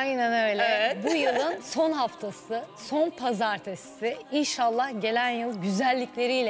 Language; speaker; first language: Turkish; native; Turkish